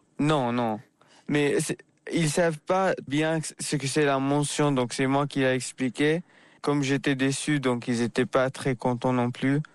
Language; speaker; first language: French; non-native, fluent; Arabic